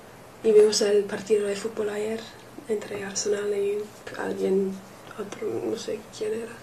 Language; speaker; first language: Spanish; non-native, learner; English